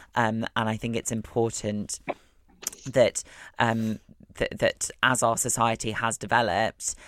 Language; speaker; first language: English; native; English